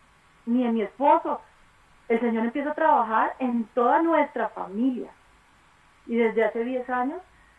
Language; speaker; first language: Spanish; native; Spanish